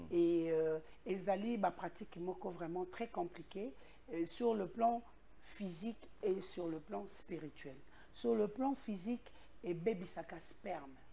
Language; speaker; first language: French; non-native, local second language; Lingala